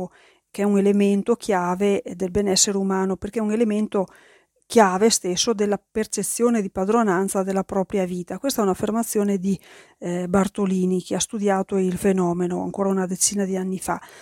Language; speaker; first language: Italian; native; Italian